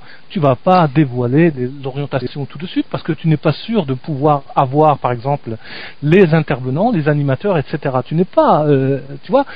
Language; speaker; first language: French; native; French